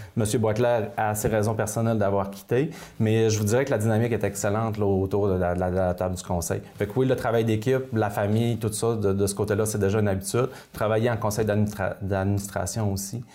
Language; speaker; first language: French; native; French